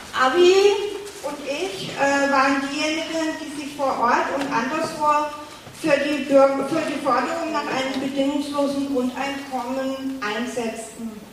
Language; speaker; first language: German; native; German